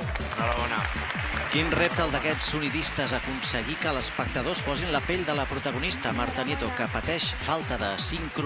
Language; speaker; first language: Catalan; native; Catalan